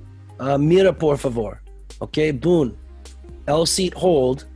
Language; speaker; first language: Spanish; non-native, learner; English